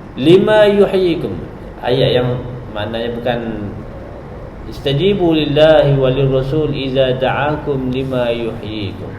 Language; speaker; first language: Malay; native; Malay